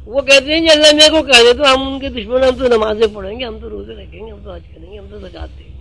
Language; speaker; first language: Urdu; native; Urdu